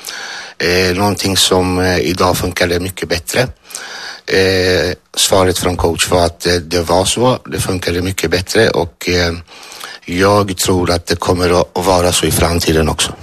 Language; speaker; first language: Swedish; early bilingual, other home language; Greek